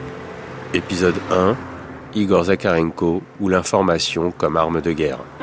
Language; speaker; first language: French; native; French